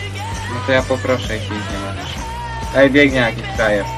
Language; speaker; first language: Polish; native; Polish